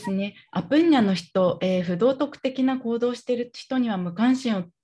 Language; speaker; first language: Japanese; native; Japanese